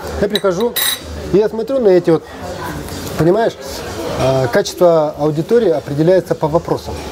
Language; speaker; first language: Russian; non-native, local second language; Kazakh